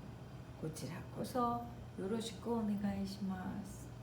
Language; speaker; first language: Japanese; non-native, fluent; Korean